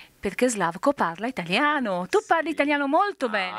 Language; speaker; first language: Italian; native; Italian